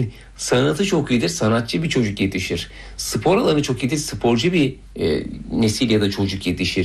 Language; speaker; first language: Turkish; native; Turkish